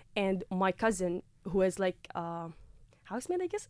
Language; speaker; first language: English; non-native, fluent; Arabic